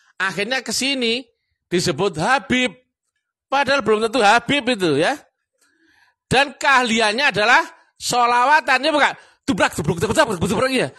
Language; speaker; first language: Indonesian; non-native, local second language; Javanese